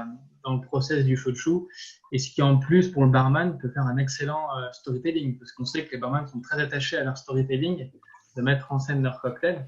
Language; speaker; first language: French; native; French